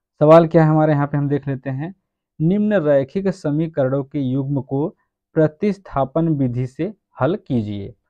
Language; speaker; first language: Hindi; native; Hindi